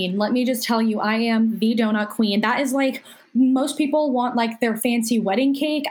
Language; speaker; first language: English; native; English